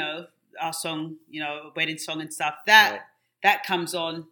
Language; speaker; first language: English; native; English